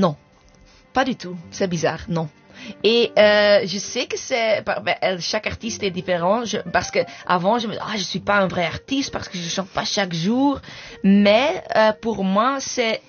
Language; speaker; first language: French; non-native, fluent; English